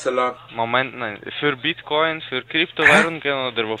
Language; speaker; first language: German; non-native, learner; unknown